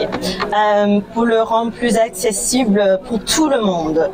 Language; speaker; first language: French; non-native, fluent; English